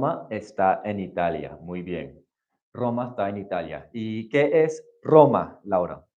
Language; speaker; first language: Spanish; non-native, fluent; English